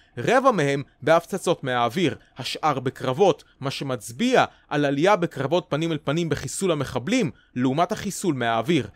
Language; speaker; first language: Hebrew; native; Hebrew